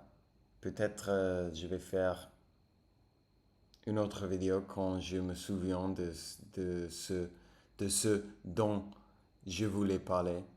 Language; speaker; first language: French; non-native, fluent; English